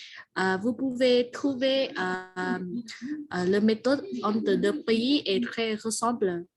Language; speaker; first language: French; non-native, learner; Vietnamese